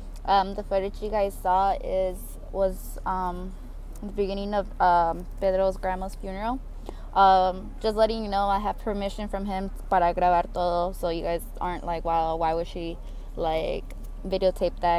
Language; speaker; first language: English; early bilingual, other home language; Spanish